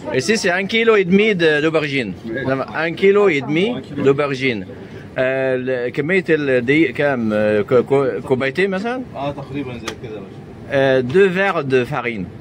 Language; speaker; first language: French; non-native, fluent; Arabic